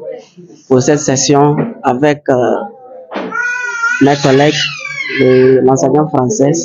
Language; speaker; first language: French; non-native, learner; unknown